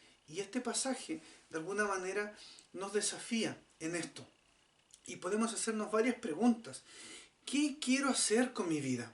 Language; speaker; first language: Spanish; native; Spanish